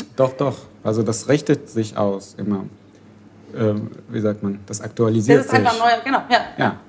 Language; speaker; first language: German; non-native, fluent; Arabic